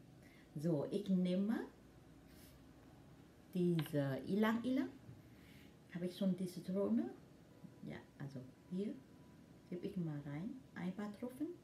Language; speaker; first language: German; non-native, learner; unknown